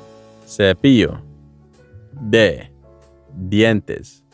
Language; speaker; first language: Spanish; non-native, learner; English